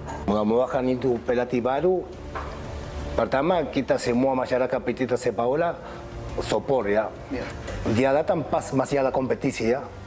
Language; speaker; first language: Indonesian; non-native, fluent; Spanish